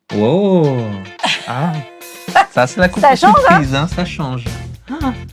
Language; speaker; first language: French; non-native, fluent; Portuguese